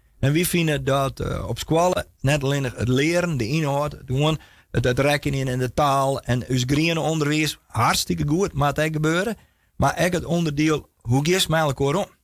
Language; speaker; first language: Dutch; non-native, local second language; Western Frisian